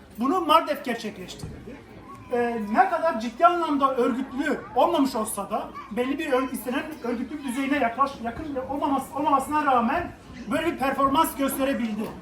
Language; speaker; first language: Turkish; non-native, local second language; Kurdish